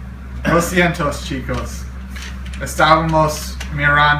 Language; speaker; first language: Spanish; non-native, learner; English